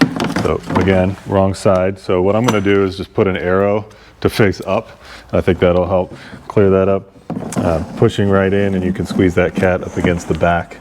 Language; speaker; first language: English; native; English